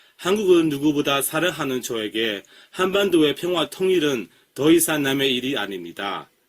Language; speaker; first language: Korean; non-native, fluent; Burmese